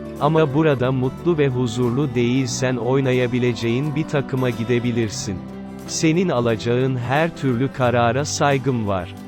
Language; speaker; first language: Turkish; native; Turkish